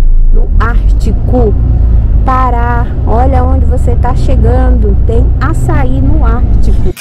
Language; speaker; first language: Portuguese; native; Portuguese